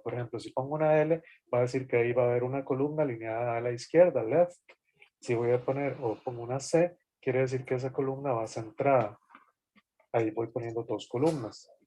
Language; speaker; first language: Spanish; native; Spanish